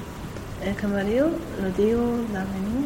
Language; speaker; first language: Spanish; non-native, learner; German